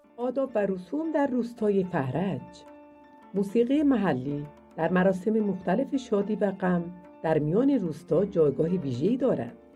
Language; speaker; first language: Persian; native; Persian